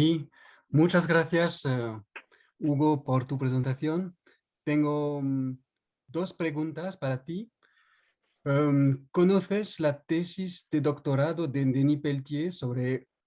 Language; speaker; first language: Spanish; non-native, fluent; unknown